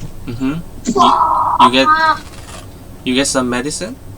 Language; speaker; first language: English; non-native, learner; Korean